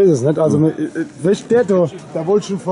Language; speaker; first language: German; native; German